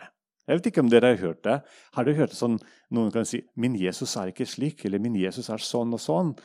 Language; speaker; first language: Norwegian; non-native, fluent; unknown